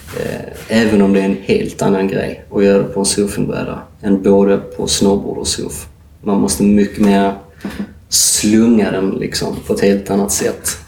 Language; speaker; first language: Swedish; native; Swedish